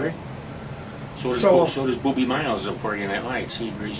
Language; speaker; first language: English; native; English